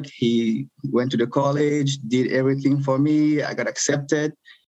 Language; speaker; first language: English; non-native, local second language; French